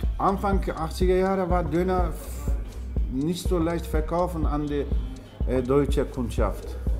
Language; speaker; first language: German; non-native, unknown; Turkish